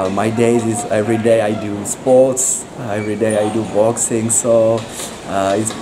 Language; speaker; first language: English; non-native, learner; French